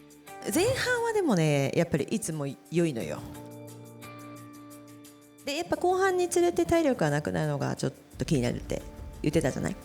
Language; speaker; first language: Japanese; native; Japanese